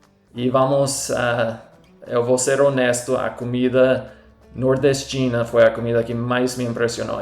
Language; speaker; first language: Portuguese; non-native, fluent; English